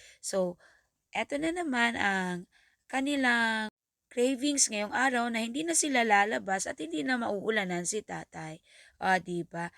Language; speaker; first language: Filipino; non-native, local second language; Bikol